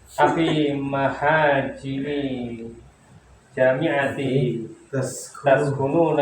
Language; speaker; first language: Arabic; non-native, learner; Indonesian